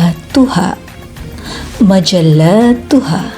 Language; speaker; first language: Arabic; non-native, fluent; Malay